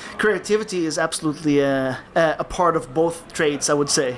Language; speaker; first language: English; non-native, fluent; Norwegian